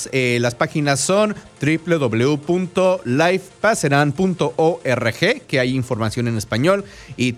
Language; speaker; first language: Spanish; native; Spanish